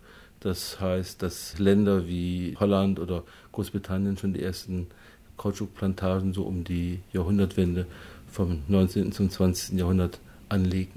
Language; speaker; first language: German; native; German